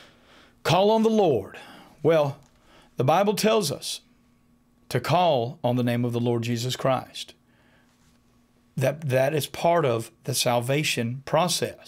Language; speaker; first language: English; native; English